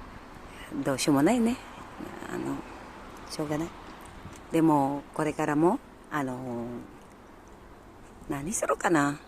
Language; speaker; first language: Japanese; non-native, learner; Filipino